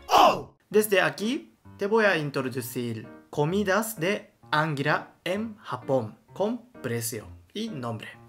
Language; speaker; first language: Spanish; non-native, learner; Japanese